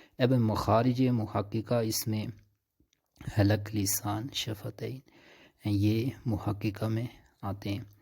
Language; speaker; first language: Urdu; native; Urdu